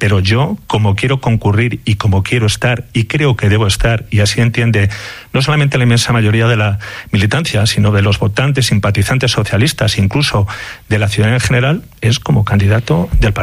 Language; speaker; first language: Spanish; native; Spanish